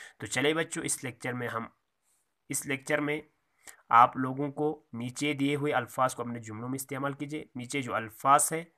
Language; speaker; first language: Urdu; native; Urdu